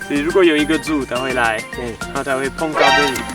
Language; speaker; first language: Chinese; non-native, fluent; French